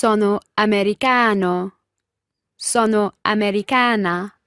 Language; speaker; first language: Italian; non-native, learner; English